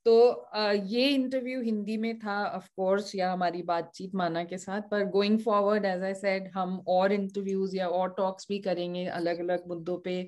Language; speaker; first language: Hindi; native; Hindi